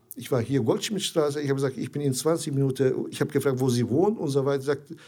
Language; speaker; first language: German; non-native, learner; Turkish